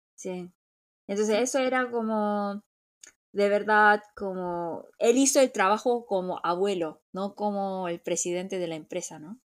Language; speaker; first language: Spanish; non-native, fluent; Korean